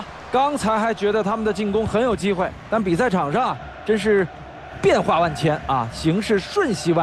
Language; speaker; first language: Chinese; native; Chinese